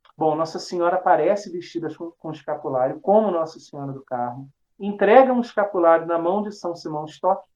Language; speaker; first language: Portuguese; native; Portuguese